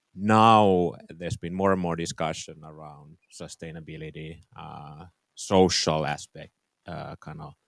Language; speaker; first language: English; non-native, fluent; Finnish